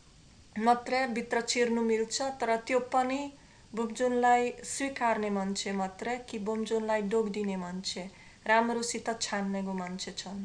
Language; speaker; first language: Nepali; non-native, learner; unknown